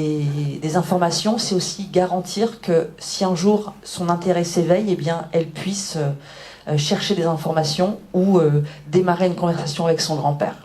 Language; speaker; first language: French; native; French